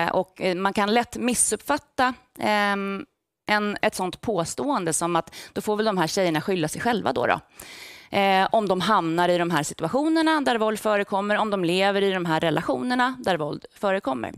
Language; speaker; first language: Swedish; native; Swedish